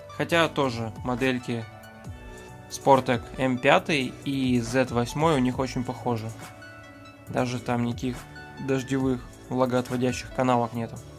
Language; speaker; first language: Russian; native; Russian